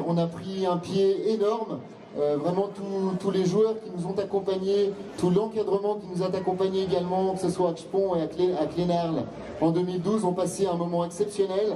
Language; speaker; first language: French; native; French